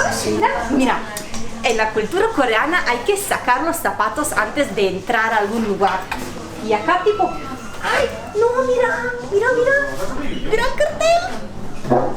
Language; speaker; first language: Spanish; non-native, fluent; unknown